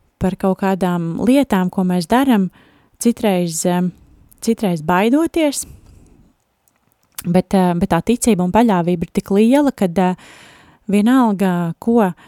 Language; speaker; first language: Latvian; native; Latvian